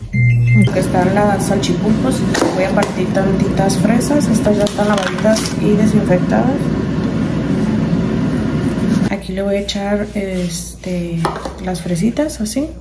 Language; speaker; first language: Spanish; native; Spanish